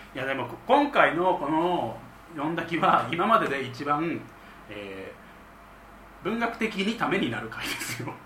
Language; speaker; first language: Japanese; native; Japanese